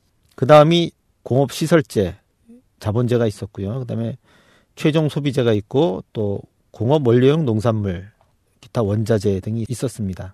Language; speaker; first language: Korean; native; Korean